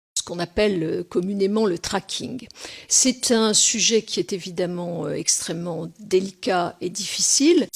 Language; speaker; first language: French; native; French